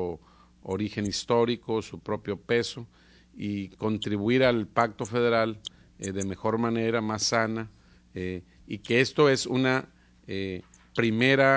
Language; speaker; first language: Spanish; native; Spanish